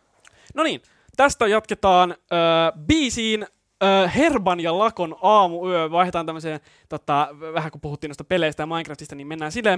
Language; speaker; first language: Finnish; native; Finnish